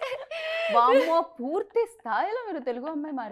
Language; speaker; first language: Telugu; native; Telugu